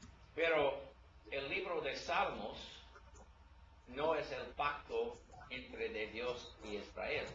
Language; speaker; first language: Spanish; non-native, learner; English